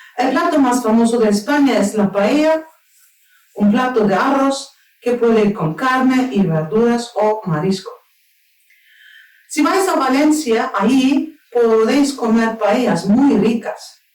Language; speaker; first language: Spanish; non-native, fluent; Turkish